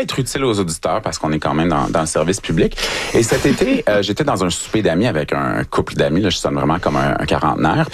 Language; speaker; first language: French; native; French